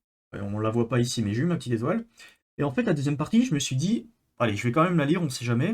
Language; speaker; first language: French; native; French